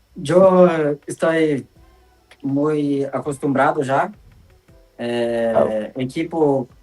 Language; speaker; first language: Spanish; non-native, learner; Portuguese